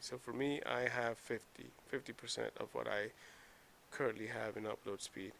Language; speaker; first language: English; native; English